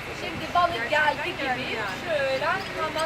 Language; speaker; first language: Turkish; non-native, learner; Arabic